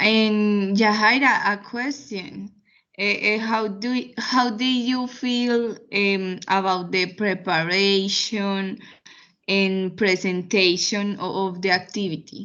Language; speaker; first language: English; non-native, fluent; Spanish